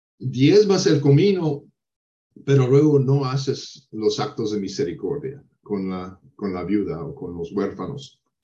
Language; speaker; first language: Spanish; non-native, fluent; English